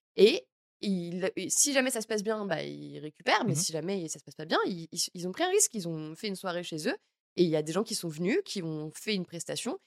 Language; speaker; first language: French; native; French